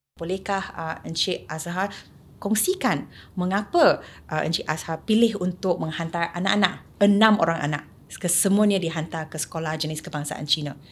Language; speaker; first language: Malay; non-native, local second language; Chinese